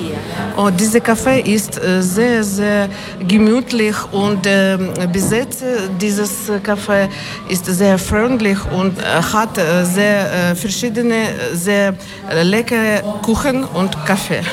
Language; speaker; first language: German; non-native, learner; Ukrainian